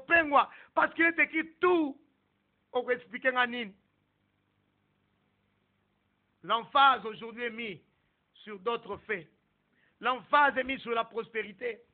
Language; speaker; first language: French; non-native, local second language; Lingala